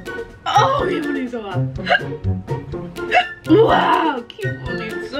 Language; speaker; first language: Korean; non-native, fluent; English